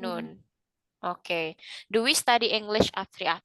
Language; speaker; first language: English; non-native, fluent; Indonesian